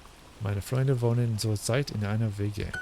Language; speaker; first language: German; non-native, learner; English